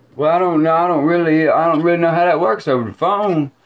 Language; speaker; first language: English; native; English